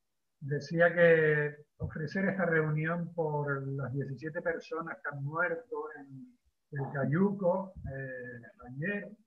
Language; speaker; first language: Spanish; native; Spanish